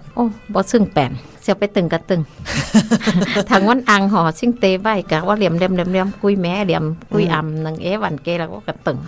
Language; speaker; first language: Min Nan Chinese; non-native, learner; Northeastern Thai